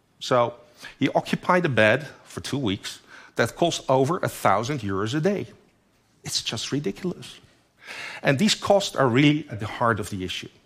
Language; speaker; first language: English; non-native, fluent; Dutch